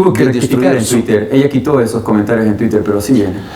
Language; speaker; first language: Spanish; native; Spanish